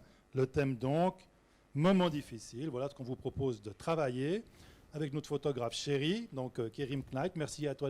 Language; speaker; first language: French; native; French